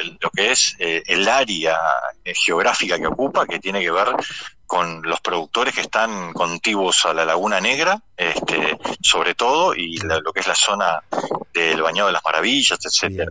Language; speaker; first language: Spanish; native; Spanish